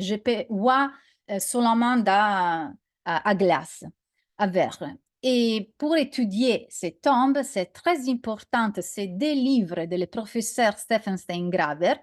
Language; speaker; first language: French; non-native, learner; Italian